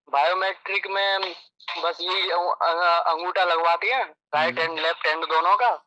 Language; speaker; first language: Hindi; native; Hindi